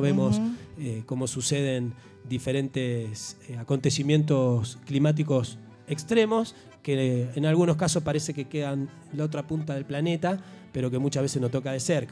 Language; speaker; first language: Spanish; native; Spanish